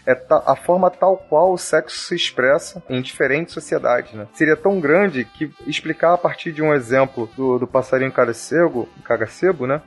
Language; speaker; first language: Portuguese; native; Portuguese